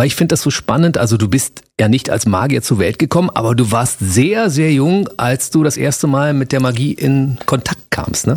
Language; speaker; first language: German; native; German